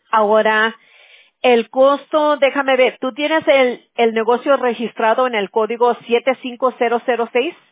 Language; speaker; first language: Spanish; early bilingual, other home language; English